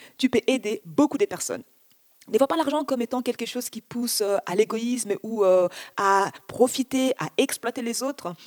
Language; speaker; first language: French; early bilingual, other home language; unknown